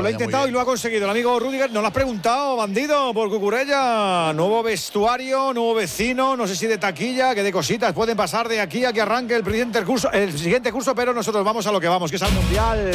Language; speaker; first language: Spanish; native; Spanish